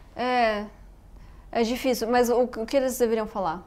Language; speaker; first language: Portuguese; early bilingual, other home language; Arabic